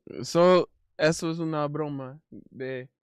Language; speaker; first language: Spanish; non-native, learner; English